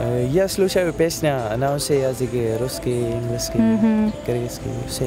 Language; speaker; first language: Russian; non-native, learner; English